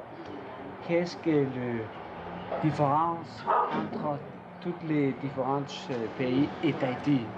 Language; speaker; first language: French; non-native, learner; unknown